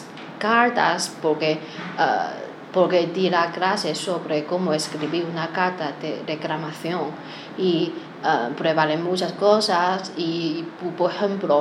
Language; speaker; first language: Spanish; non-native, learner; Chinese